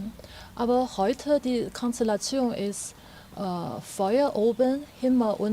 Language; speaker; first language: German; non-native, fluent; Chinese